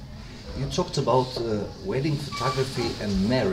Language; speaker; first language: English; non-native, learner; Romanian